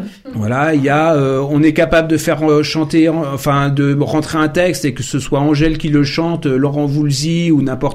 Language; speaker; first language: French; native; French